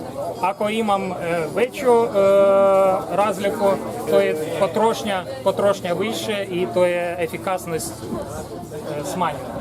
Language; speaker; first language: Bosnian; non-native, learner; Ukrainian